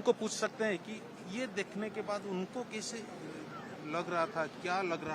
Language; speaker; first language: Hindi; non-native, local second language; Odia